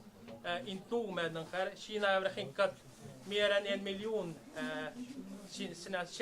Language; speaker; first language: Swedish; non-native, learner; Uyghur